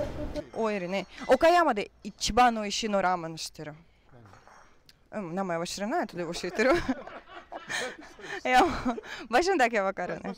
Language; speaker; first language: Japanese; non-native, learner; Russian